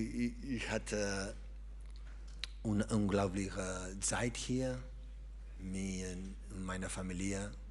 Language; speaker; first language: German; non-native, learner; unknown